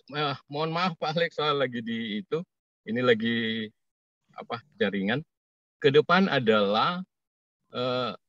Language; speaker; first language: Indonesian; native; Indonesian